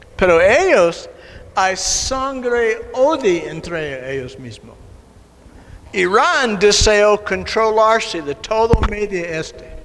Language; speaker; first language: Spanish; non-native, learner; English